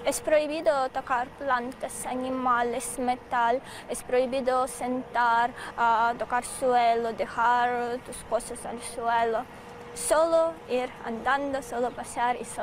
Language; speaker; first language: Spanish; non-native, learner; Ukrainian